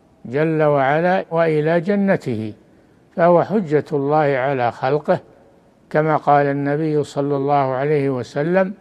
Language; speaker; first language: Arabic; native; Arabic